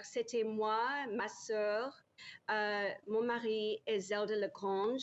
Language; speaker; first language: French; non-native, learner; English